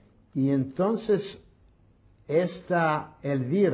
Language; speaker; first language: Spanish; early bilingual, heritage; Ladino